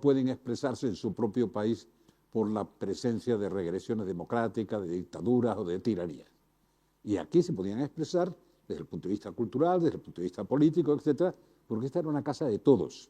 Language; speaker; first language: Spanish; native; Spanish